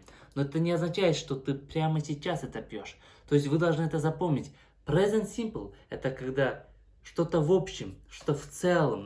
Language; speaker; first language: Russian; non-native, local second language; Kazakh